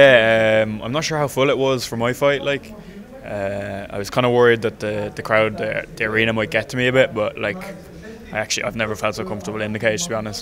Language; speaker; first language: English; native; English